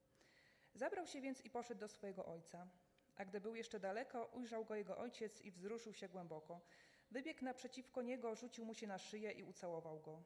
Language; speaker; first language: Polish; native; Polish